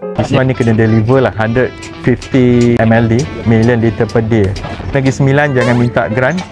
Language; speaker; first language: Malay; native; Malay